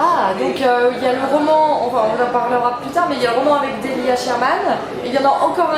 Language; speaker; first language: French; native; French